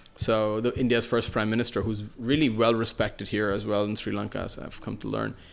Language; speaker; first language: English; non-native, local second language; Malayalam